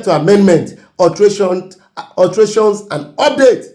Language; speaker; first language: English; non-native, local second language; Yoruba